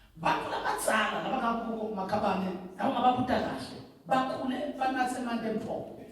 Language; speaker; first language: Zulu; non-native, local second language; Swati